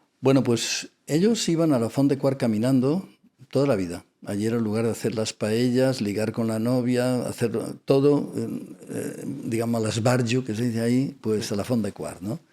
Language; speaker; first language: Spanish; non-native, local second language; Catalan